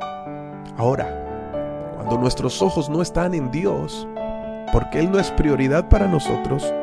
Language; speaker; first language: Spanish; native; Spanish